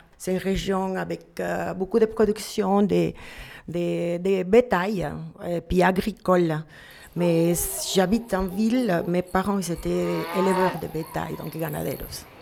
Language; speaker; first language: French; non-native, fluent; Spanish